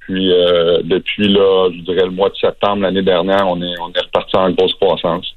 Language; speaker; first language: French; native; French